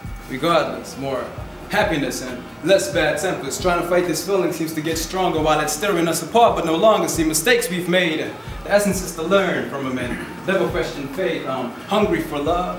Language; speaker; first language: English; non-native, fluent; Dutch